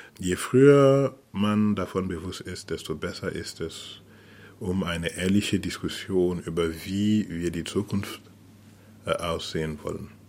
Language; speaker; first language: German; non-native, fluent; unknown